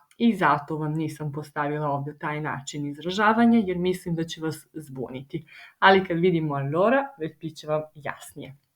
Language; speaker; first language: Bosnian; early bilingual, heritage; Italian